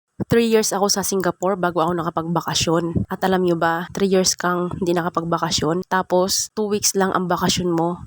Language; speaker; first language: Filipino; non-native, local second language; Cebuano